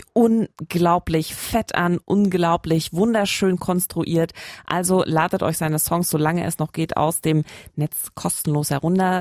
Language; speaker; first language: German; native; German